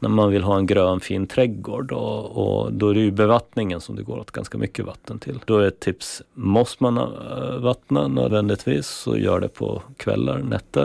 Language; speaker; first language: Swedish; native; Swedish